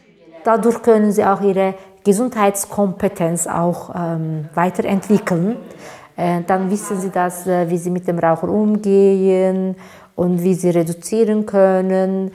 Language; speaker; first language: German; non-native, fluent; Turkish